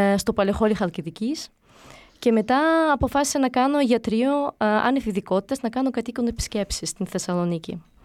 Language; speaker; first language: Greek; early bilingual, other home language; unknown